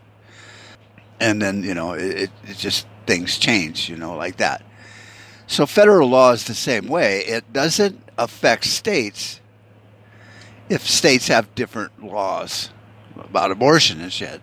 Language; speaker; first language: English; native; English